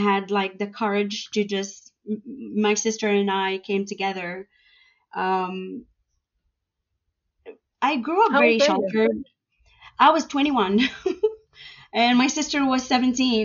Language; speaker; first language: English; non-native, fluent; Arabic